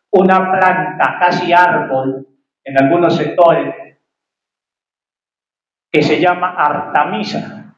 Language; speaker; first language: Spanish; native; Spanish